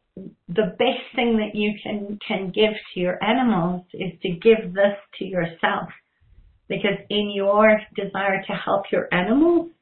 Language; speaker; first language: English; native; English